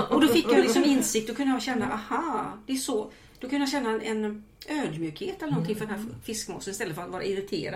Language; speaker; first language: Swedish; native; Swedish